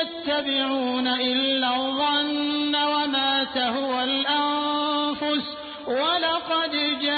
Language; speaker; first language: Arabic; native; Arabic